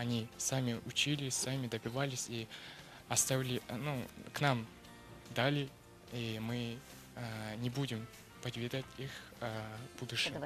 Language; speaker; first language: Russian; non-native, local second language; Kazakh